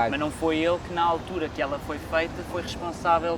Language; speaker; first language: Portuguese; native; Portuguese